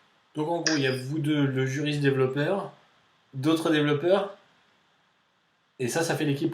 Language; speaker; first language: French; native; French